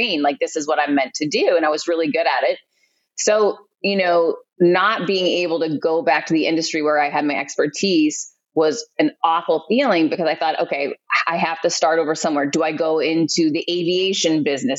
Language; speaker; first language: English; native; English